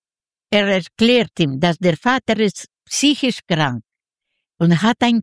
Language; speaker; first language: German; non-native, learner; Yiddish